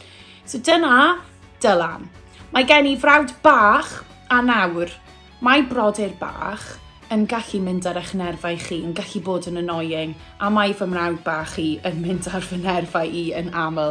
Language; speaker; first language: Welsh; native; Welsh